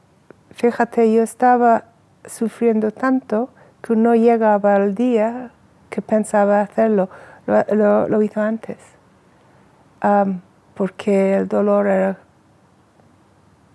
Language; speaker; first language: Spanish; non-native, fluent; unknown